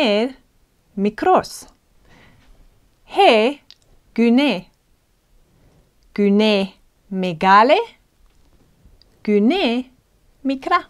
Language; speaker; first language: Greek; non-native, fluent; English